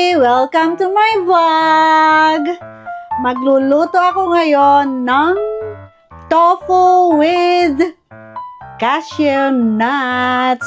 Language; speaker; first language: Filipino; non-native, local second language; Iloko